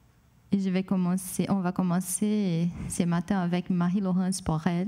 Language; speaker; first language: French; non-native, fluent; Portuguese